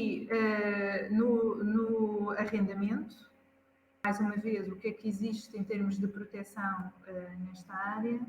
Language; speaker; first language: Portuguese; native; Portuguese